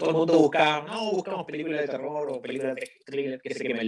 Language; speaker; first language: Spanish; native; Spanish